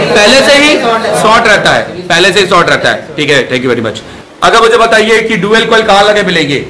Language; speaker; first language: Hindi; native; Hindi